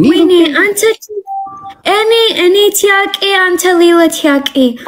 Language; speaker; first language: Amharic; non-native, learner; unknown